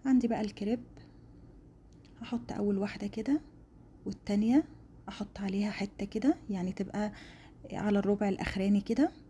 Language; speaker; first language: Arabic; native; Arabic